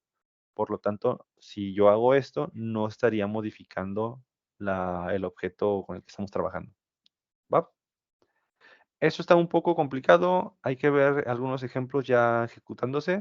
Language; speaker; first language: Spanish; native; Spanish